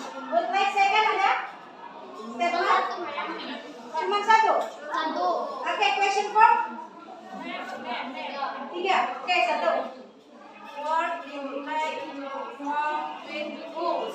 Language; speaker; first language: English; non-native, learner; Indonesian